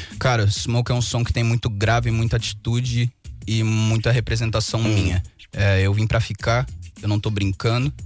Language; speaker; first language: Portuguese; early bilingual, heritage; Portuguese